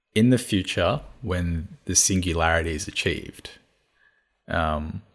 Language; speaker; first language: English; non-native, local second language; Cantonese